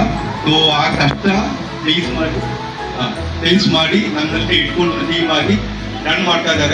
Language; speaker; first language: Kannada; non-native, local second language; Malayalam